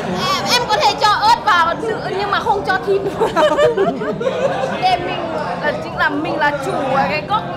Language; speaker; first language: Vietnamese; non-native, fluent; Lao